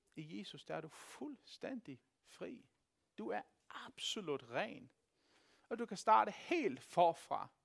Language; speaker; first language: Danish; native; Danish